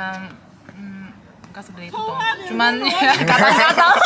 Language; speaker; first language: Indonesian; non-native, fluent; Chinese